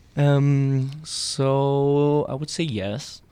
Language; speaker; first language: English; non-native, fluent; German